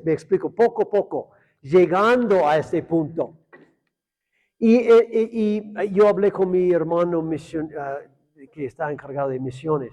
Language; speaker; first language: Spanish; non-native, fluent; English